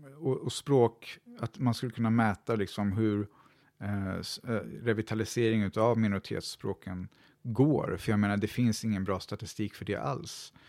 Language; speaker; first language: Swedish; native; Swedish